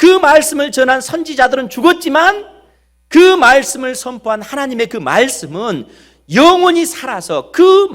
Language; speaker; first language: Korean; native; Korean